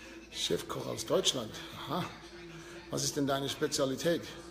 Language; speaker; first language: German; early bilingual, heritage; German